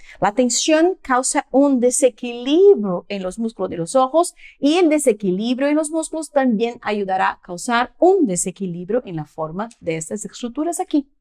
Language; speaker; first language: Spanish; non-native, fluent; Portuguese